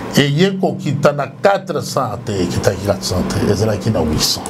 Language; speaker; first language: Lingala; non-native, local second language; Luba-Lulua